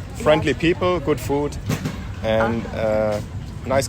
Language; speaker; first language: English; non-native, fluent; German